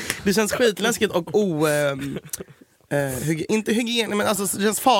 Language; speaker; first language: Swedish; native; Swedish